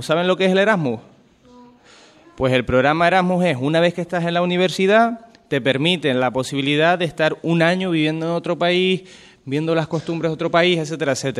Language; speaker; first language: Spanish; native; Spanish